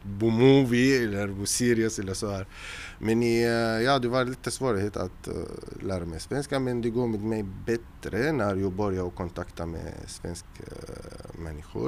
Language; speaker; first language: Swedish; non-native, learner; Arabic